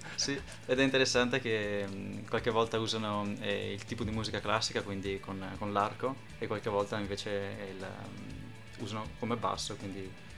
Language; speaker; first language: Italian; native; Italian